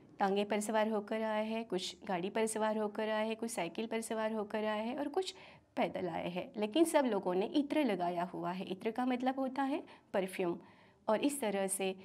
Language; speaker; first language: Hindi; non-native, local second language; Marathi